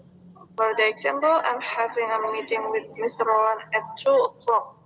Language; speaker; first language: English; non-native, fluent; Indonesian